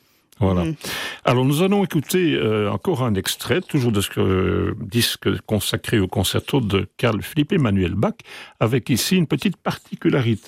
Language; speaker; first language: French; native; French